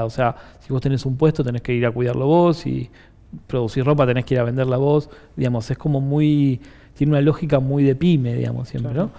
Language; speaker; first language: Spanish; native; Spanish